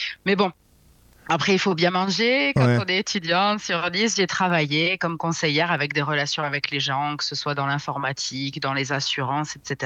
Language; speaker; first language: French; native; French